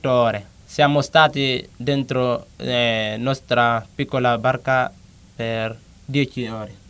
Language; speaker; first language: Italian; non-native, learner; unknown